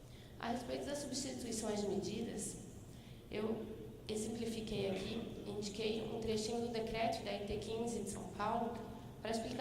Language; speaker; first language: Portuguese; native; Portuguese